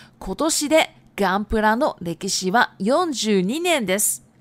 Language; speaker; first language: Japanese; non-native, fluent; Chinese